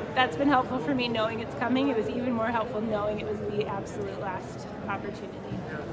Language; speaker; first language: English; native; English